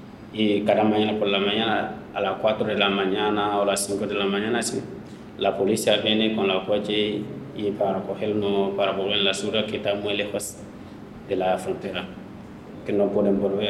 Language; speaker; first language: Spanish; non-native, learner; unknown